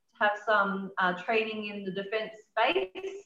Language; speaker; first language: English; native; English